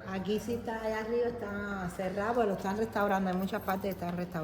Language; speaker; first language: Spanish; native; Spanish